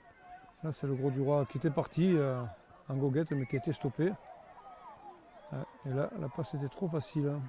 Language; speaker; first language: French; native; French